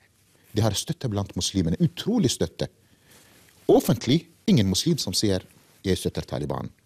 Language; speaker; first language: Norwegian; native; Norwegian